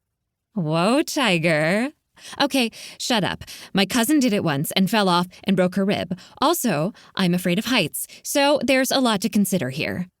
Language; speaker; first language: English; native; English